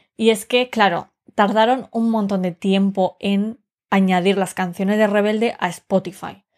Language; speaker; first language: Spanish; early bilingual, other home language; Romanian